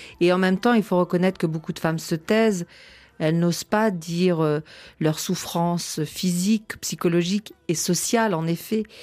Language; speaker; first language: French; native; French